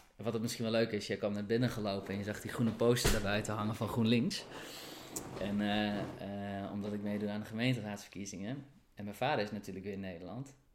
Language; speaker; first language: Dutch; early bilingual, other home language; Turkish